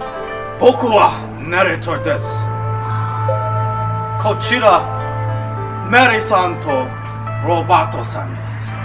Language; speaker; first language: Japanese; non-native, learner; English